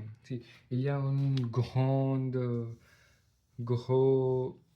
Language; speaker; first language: French; non-native, learner; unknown